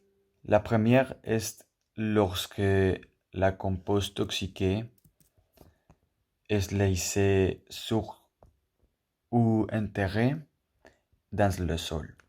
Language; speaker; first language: French; non-native, learner; Spanish